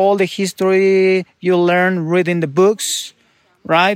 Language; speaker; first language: English; non-native, fluent; Spanish